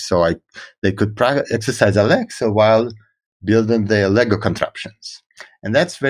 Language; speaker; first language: English; non-native, fluent; Russian